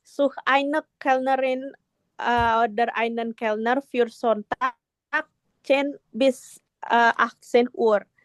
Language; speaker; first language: German; non-native, learner; Indonesian